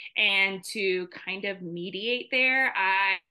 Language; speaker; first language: English; native; English